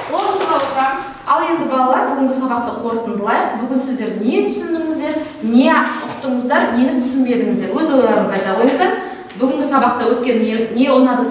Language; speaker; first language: Kazakh; native; Kazakh